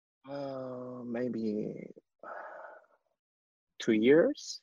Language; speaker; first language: English; non-native, learner; Korean